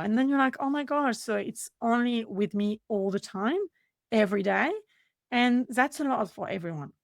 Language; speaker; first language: English; non-native, fluent; French